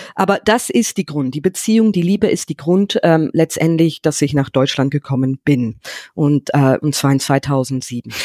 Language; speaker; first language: German; non-native, fluent; English